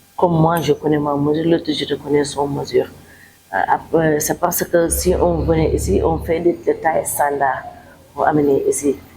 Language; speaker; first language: French; non-native, local second language; Wolof